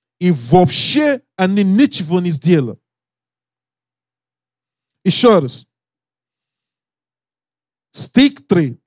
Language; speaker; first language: Russian; non-native, learner; English